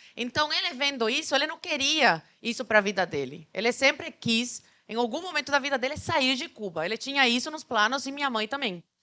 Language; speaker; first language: Portuguese; early bilingual, other home language; Spanish